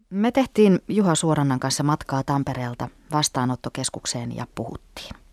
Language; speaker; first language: Finnish; native; Finnish